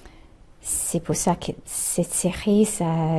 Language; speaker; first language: French; non-native, fluent; English